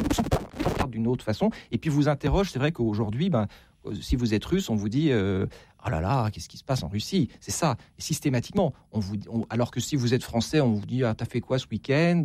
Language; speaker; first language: French; native; French